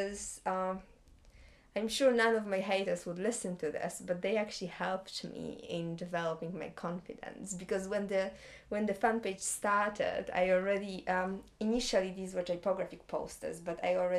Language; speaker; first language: English; non-native, fluent; Polish